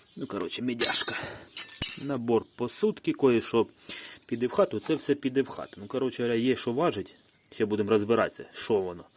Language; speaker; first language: Ukrainian; non-native, local second language; Russian